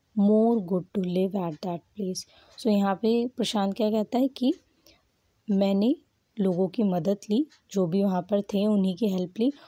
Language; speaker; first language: Hindi; native; Hindi